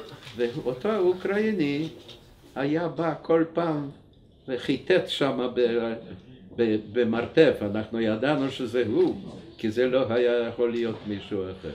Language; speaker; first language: Hebrew; non-native, fluent; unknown